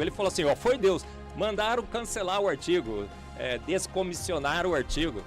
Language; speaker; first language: Portuguese; native; Portuguese